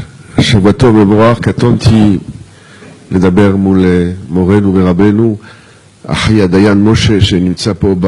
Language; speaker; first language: Hebrew; non-native, fluent; French